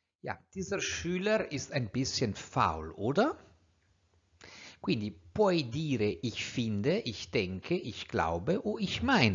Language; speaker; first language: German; non-native, fluent; Italian